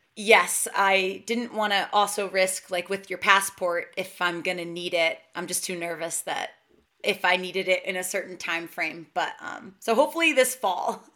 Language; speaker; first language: English; native; English